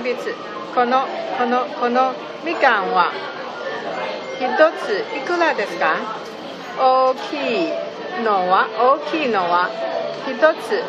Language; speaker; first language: Japanese; non-native, learner; Chinese